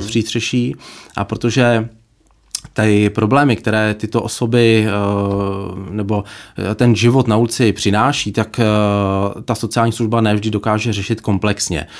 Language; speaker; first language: Czech; native; Czech